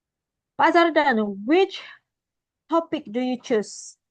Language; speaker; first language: English; non-native, fluent; Indonesian